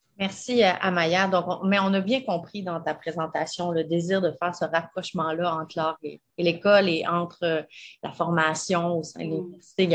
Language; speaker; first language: French; native; French